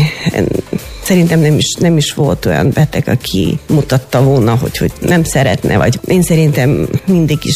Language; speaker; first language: Hungarian; non-native, fluent; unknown